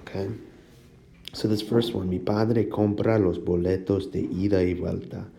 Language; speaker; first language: Spanish; non-native, fluent; English